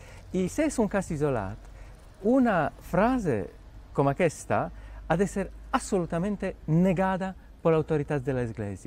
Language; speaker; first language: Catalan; non-native, fluent; Polish